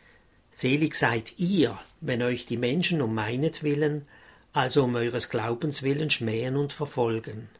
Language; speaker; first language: German; native; German